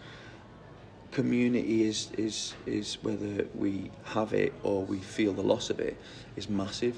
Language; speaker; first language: English; native; English